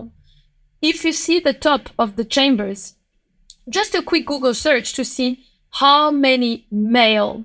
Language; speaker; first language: English; non-native, fluent; French